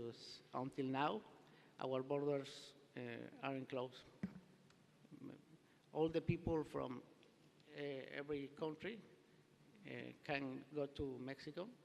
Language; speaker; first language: English; non-native, learner; Spanish